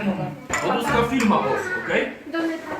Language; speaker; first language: Swedish; non-native, fluent; Polish